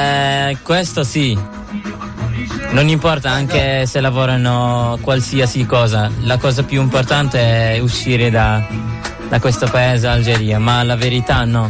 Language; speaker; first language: Italian; non-native, fluent; Arabic